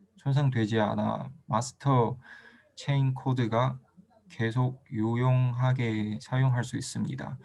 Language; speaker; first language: Korean; non-native, fluent; Chinese